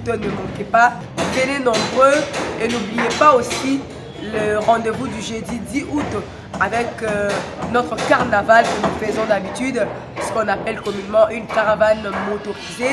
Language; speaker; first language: French; non-native, local second language; Lingala